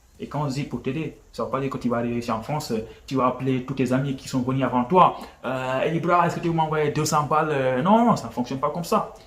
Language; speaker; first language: French; non-native, local second language; Wolof